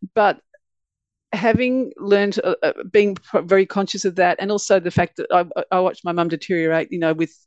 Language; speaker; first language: English; native; English